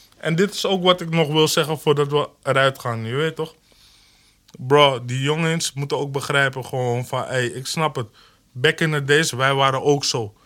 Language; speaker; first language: Dutch; early bilingual, other home language; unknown